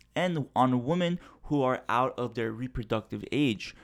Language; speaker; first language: English; early bilingual, other home language; Turkish